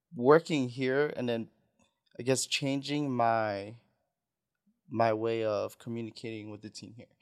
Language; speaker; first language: English; non-native, fluent; Filipino